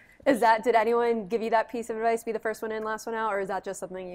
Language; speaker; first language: English; native; English